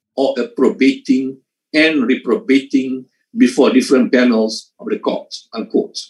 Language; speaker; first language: English; non-native, local second language; Malay